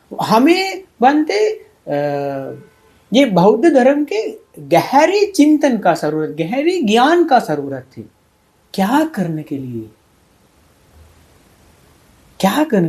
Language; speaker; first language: Hindi; non-native, fluent; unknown